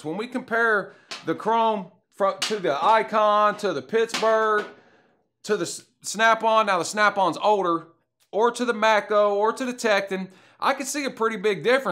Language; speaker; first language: English; native; English